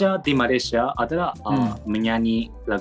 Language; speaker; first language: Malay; non-native, learner; Japanese